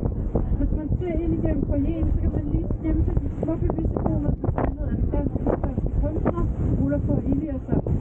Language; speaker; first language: Danish; native; Danish